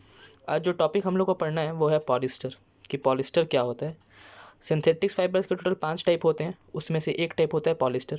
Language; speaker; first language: Hindi; native; Hindi